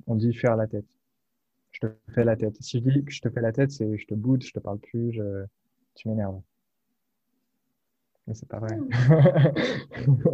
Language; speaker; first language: French; native; French